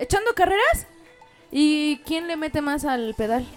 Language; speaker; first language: Spanish; native; Spanish